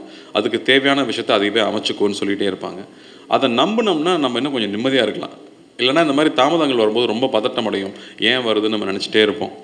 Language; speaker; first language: Tamil; native; Tamil